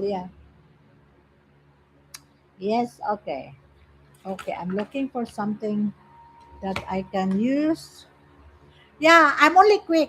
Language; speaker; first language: English; non-native, local second language; Filipino